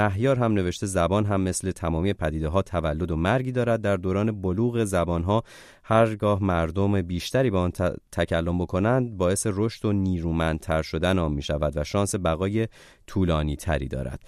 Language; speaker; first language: Persian; native; Persian